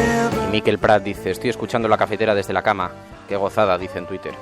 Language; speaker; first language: Spanish; native; Spanish